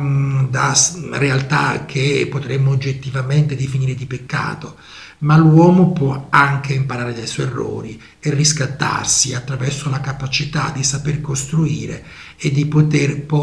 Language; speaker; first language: Italian; native; Italian